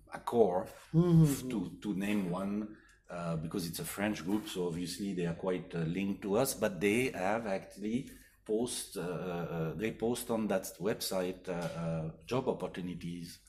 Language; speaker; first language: English; non-native, fluent; French